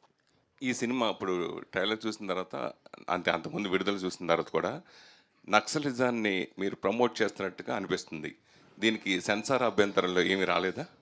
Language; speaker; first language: Telugu; native; Telugu